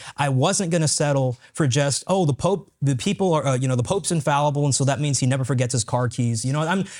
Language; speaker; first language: English; native; English